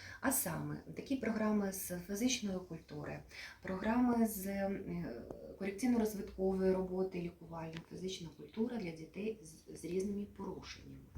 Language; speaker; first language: Ukrainian; native; Ukrainian